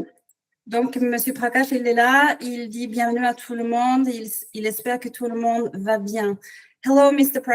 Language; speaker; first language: French; non-native, fluent; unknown